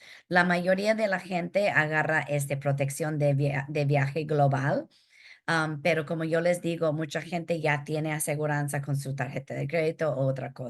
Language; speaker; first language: Spanish; early bilingual, heritage; Spanish